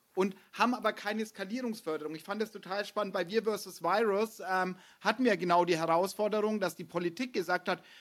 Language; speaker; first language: German; native; German